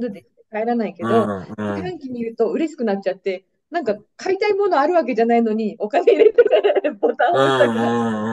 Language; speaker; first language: Japanese; native; Japanese